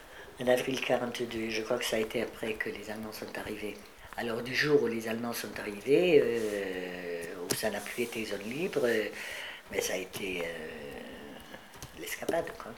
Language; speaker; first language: French; early bilingual, other home language; Spanish